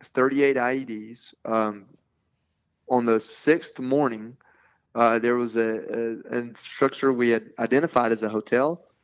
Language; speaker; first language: English; native; English